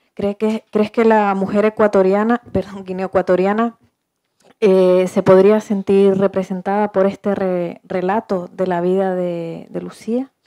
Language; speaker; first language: Spanish; native; Spanish